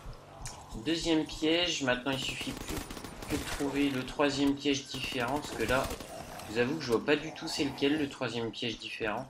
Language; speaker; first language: French; native; French